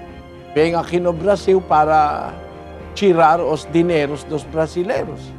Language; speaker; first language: Portuguese; non-native, learner; Filipino